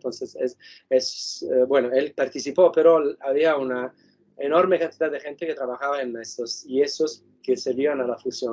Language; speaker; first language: Spanish; non-native, fluent; Italian